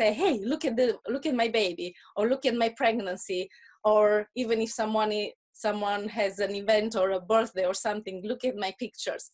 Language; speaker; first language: English; non-native, fluent; Russian